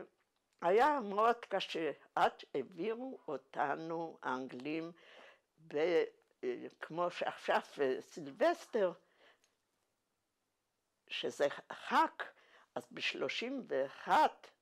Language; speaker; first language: Hebrew; non-native, fluent; Yiddish